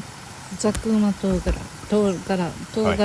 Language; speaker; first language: Japanese; native; Japanese